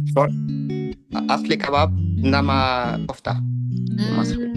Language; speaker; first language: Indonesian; non-native, learner; Arabic